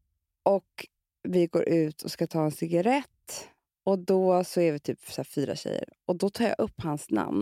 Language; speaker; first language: Swedish; native; Swedish